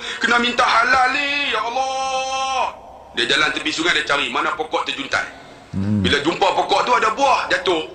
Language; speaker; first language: Malay; native; Malay